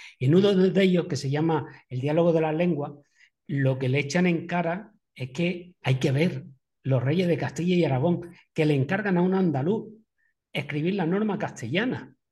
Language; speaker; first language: Spanish; native; Spanish